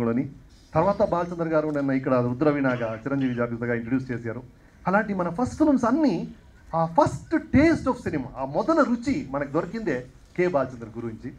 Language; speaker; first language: Telugu; non-native, local second language; Kannada